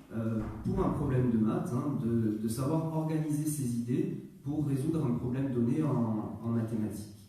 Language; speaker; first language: French; native; French